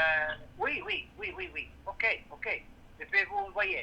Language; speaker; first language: French; non-native, learner; Italian